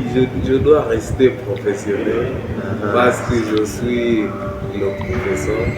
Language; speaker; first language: French; non-native, learner; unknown